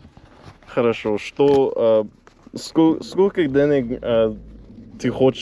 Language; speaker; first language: Russian; non-native, learner; English